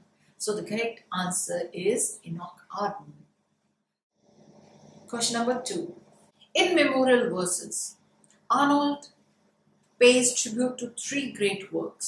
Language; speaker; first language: English; non-native, local second language; Hindi